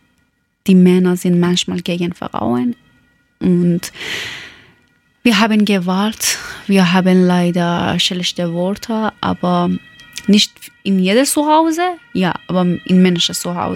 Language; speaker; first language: German; non-native, learner; Persian